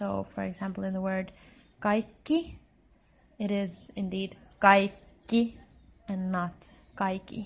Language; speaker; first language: English; non-native, fluent; Finnish